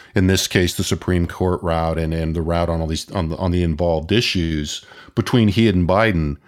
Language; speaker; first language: English; native; English